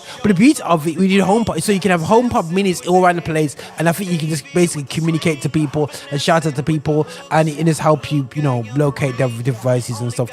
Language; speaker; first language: English; native; English